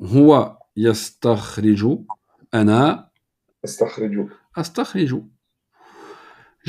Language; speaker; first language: Arabic; non-native, fluent; French